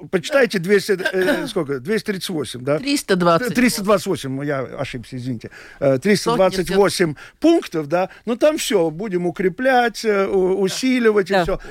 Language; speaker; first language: Russian; non-native, local second language; Latvian